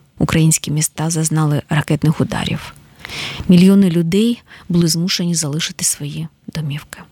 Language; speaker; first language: Ukrainian; native; Ukrainian